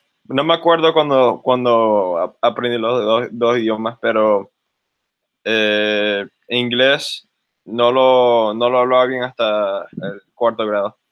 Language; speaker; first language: Spanish; early bilingual, other home language; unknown